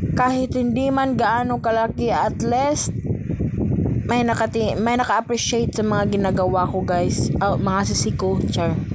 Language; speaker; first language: Filipino; non-native, local second language; Cebuano